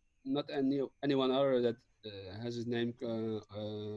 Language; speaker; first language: English; non-native, fluent; Dutch